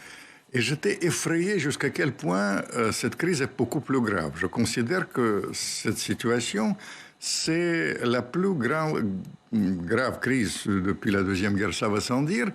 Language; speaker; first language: French; non-native, fluent; Russian